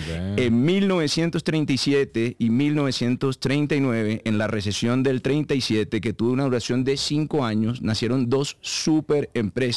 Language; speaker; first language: Spanish; native; Spanish